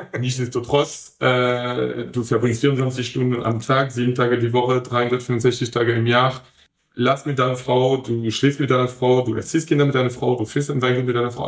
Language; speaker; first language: German; non-native, fluent; French